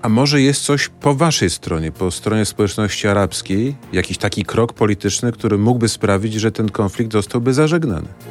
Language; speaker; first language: Polish; native; Polish